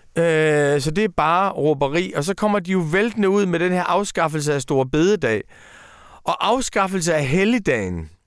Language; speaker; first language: Danish; native; Danish